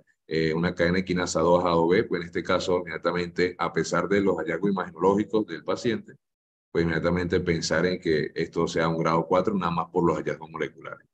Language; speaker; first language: Spanish; native; Spanish